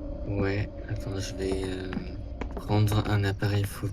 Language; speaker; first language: French; native; French